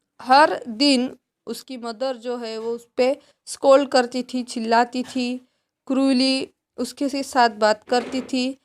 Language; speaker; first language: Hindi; non-native, local second language; Marathi